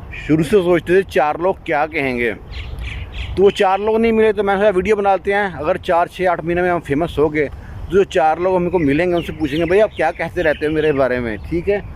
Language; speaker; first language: Urdu; non-native, local second language; Punjabi